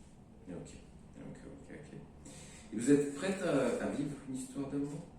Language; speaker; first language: French; native; French